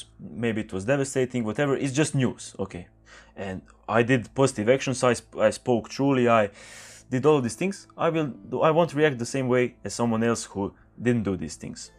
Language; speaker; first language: English; non-native, fluent; Croatian